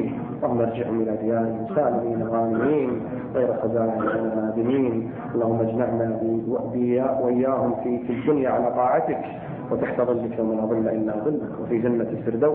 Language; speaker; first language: Arabic; native; Arabic